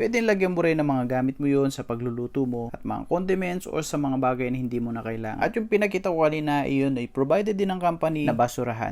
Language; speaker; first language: Filipino; native; Filipino